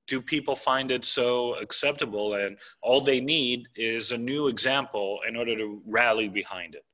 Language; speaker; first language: English; non-native, fluent; Greek